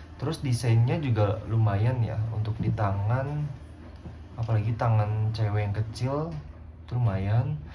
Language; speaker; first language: Indonesian; native; Indonesian